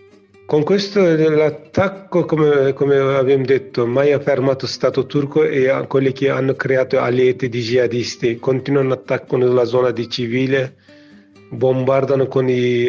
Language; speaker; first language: Italian; non-native, learner; Kurdish